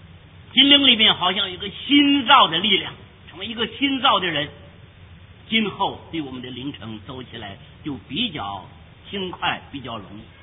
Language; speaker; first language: Chinese; native; Chinese